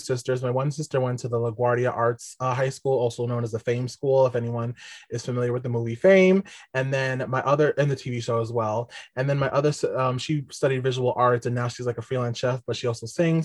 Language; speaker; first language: English; native; English